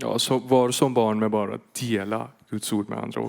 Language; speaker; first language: Swedish; non-native, fluent; Persian